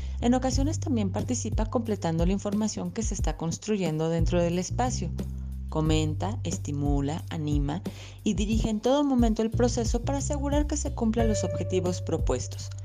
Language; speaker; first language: Spanish; native; Spanish